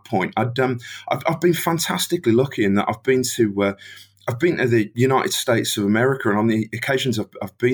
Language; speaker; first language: English; native; English